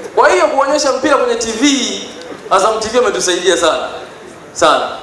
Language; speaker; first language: Swahili; native; Swahili